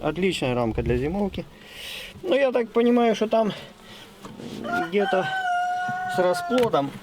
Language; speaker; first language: Russian; native; Russian